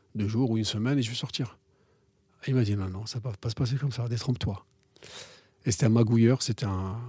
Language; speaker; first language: French; non-native, local second language; Arabic